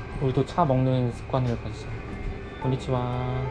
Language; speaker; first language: Korean; non-native, fluent; Japanese